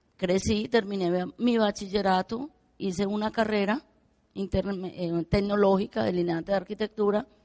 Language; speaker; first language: Spanish; native; Spanish